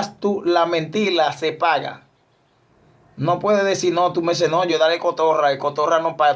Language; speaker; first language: Spanish; non-native, learner; Haitian Creole